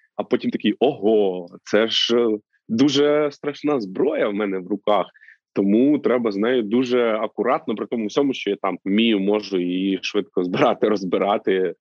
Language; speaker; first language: Ukrainian; native; Ukrainian